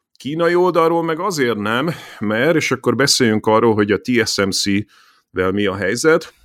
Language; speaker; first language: Hungarian; native; Hungarian